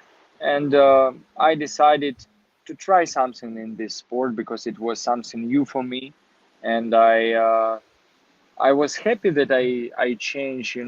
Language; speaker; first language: English; non-native, learner; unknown